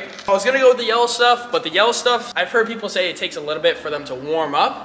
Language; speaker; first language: English; native; English